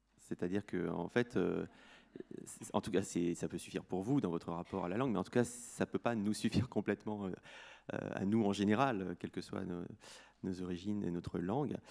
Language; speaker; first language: French; native; French